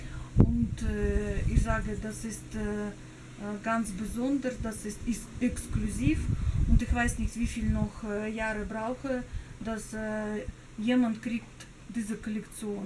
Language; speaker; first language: German; non-native, learner; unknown